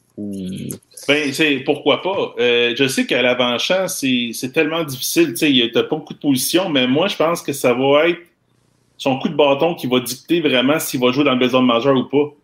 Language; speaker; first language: French; native; French